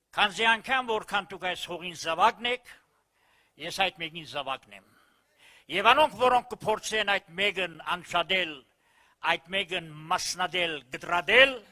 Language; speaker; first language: Armenian; early bilingual, heritage; Armenian